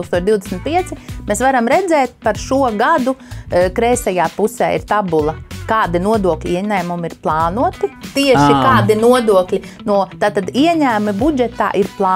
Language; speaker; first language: Latvian; native; Latvian